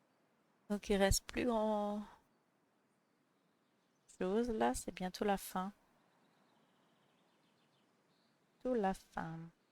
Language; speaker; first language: French; native; French